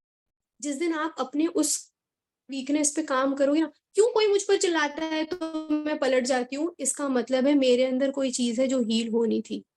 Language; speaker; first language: Hindi; native; Hindi